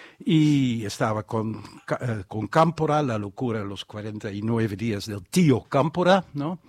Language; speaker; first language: Spanish; non-native, fluent; Dutch